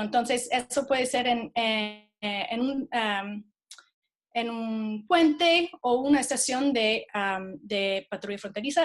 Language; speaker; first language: Spanish; non-native, fluent; English